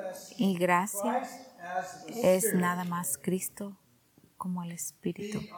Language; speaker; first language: Spanish; early bilingual, heritage; Spanish